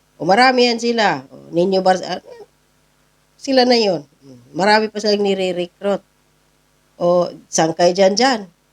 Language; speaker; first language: Filipino; non-native, local second language; Cebuano